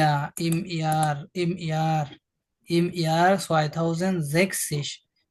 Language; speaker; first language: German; non-native, fluent; Bangla